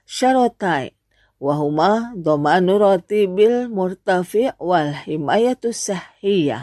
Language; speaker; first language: Arabic; non-native, fluent; Indonesian